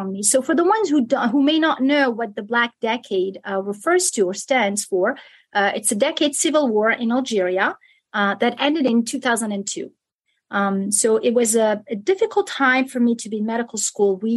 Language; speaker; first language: English; non-native, fluent; Arabic